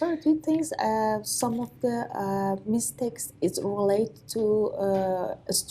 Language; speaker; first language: English; non-native, learner; Persian